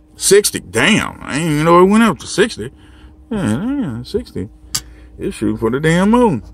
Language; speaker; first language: English; native; English